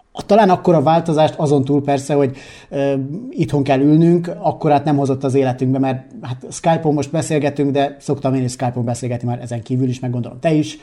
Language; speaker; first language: Hungarian; native; Hungarian